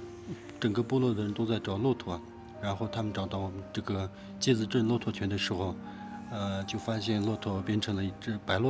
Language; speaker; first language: Chinese; non-native, local second language; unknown